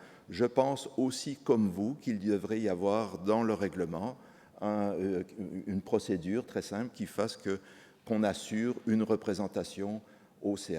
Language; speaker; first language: French; native; French